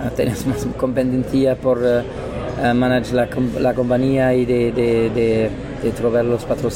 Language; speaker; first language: Spanish; non-native, learner; French